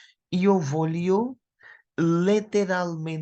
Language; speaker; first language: Italian; non-native, fluent; Hindi